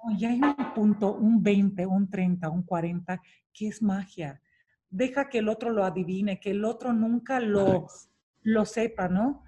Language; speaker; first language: Spanish; non-native, fluent; Romanian